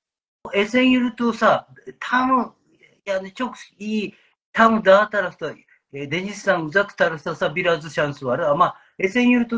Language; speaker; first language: Turkish; non-native, learner; Japanese